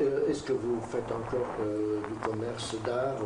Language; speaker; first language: French; non-native, fluent; Romanian